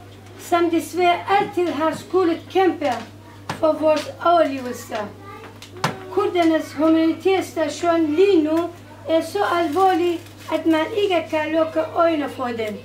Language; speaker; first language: Danish; non-native, fluent; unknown